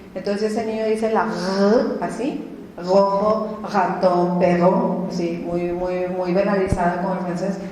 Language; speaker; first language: Spanish; native; Spanish